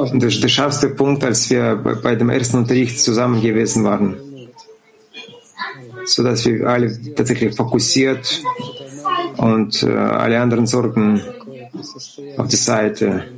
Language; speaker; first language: German; non-native, fluent; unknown